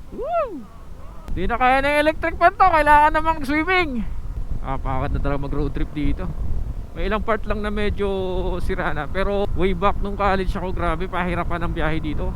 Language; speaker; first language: Filipino; non-native, local second language; Bikol